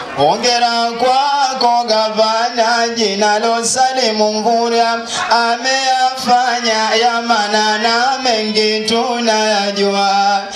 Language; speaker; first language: Swahili; native; Swahili